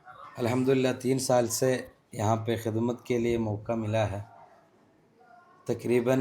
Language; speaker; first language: Hindi; non-native, local second language; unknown